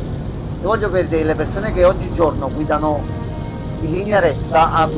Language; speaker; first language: Italian; native; Italian